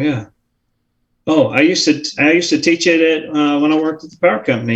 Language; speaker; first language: English; native; English